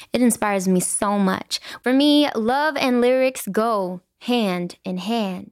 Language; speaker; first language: English; early bilingual, other home language; Spanish